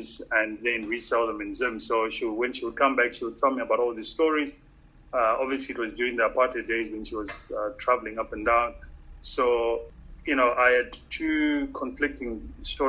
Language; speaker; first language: English; non-native, local second language; Shona